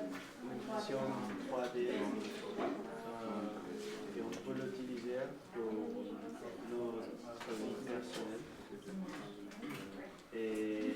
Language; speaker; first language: French; non-native, learner; English